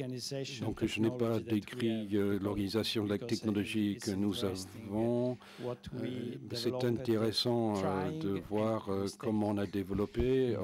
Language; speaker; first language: French; non-native, fluent; Italian